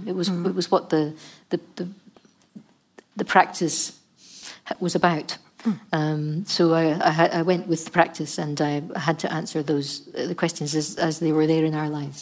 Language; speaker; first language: English; native; English